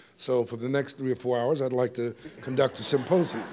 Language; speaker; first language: English; native; English